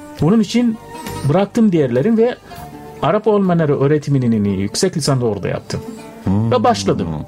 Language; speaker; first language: Turkish; non-native, fluent; Arabic